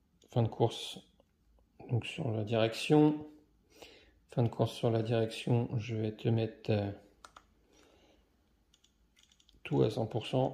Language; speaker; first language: French; native; French